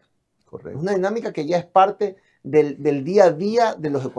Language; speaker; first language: Spanish; native; Spanish